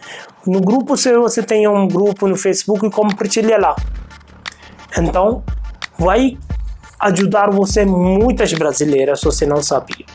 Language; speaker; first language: Portuguese; non-native, fluent; Hindi